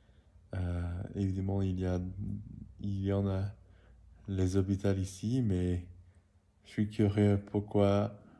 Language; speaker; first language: French; non-native, learner; English